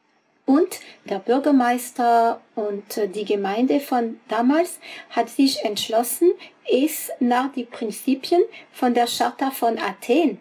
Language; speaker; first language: German; non-native, fluent; French